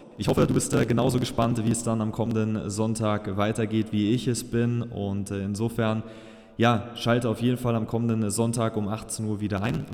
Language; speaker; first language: German; native; German